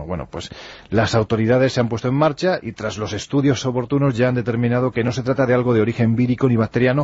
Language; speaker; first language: Spanish; native; Spanish